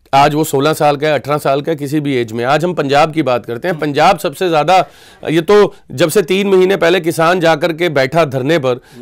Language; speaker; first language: Hindi; non-native, local second language; Punjabi